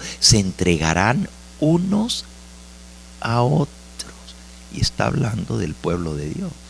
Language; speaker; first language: Spanish; native; Spanish